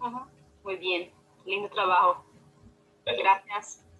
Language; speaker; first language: Spanish; non-native, fluent; Portuguese